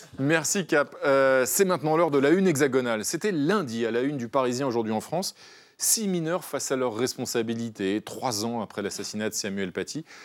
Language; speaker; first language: French; native; French